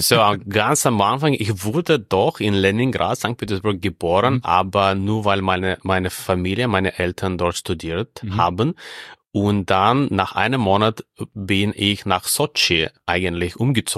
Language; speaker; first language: German; non-native, fluent; Russian